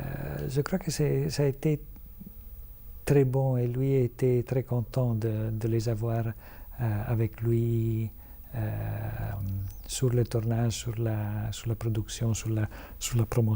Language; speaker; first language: French; non-native, fluent; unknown